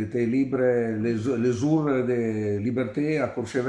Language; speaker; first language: French; non-native, learner; Italian